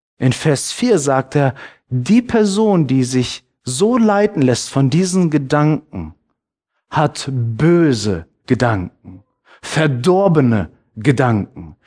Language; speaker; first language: German; early bilingual, other home language; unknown